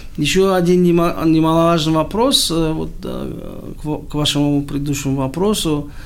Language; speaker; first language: Russian; non-native, local second language; Tajik